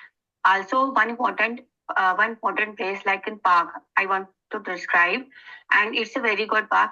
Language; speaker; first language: English; non-native, learner; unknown